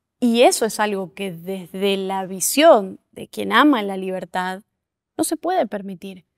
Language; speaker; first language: Spanish; native; Spanish